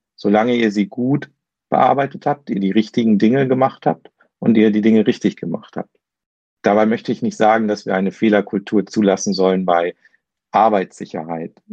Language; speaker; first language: German; native; German